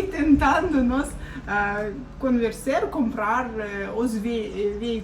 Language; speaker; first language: Portuguese; non-native, fluent; Russian